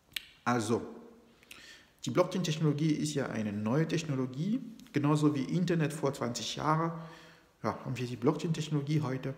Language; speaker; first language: German; non-native, fluent; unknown